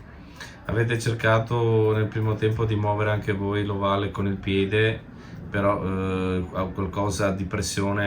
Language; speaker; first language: Italian; native; Italian